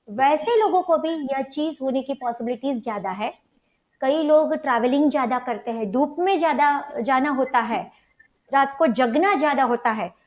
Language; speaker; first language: Hindi; non-native, local second language; Gujarati